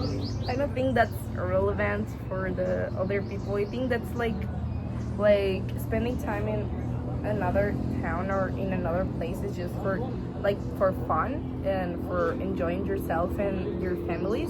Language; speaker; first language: English; non-native, learner; Spanish